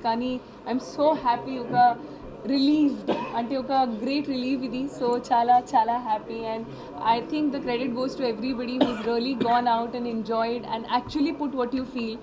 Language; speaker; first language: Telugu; non-native, learner; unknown